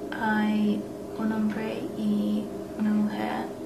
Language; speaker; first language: Spanish; non-native, learner; English